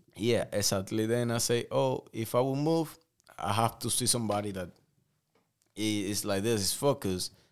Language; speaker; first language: English; non-native, learner; Spanish